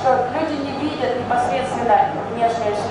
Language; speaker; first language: Russian; native; Russian